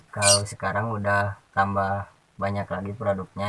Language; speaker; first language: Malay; non-native, local second language; Sundanese